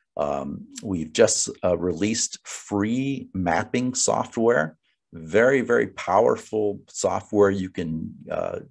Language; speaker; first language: English; native; English